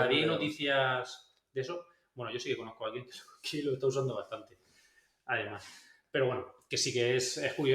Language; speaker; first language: Spanish; native; Spanish